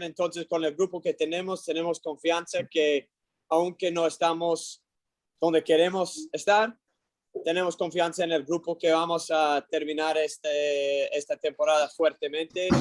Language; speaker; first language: Spanish; non-native, learner; English